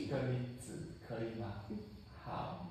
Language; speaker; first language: Chinese; non-native, learner; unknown